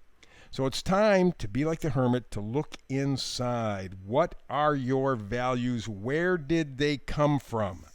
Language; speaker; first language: English; native; English